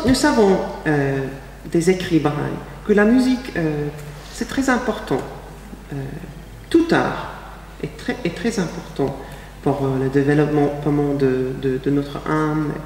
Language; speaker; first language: French; non-native, fluent; English